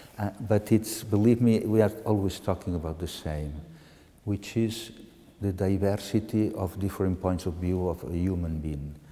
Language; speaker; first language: English; non-native, fluent; Catalan